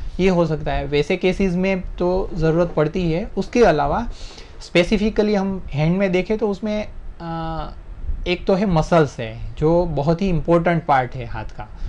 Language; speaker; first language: Hindi; non-native, local second language; Gujarati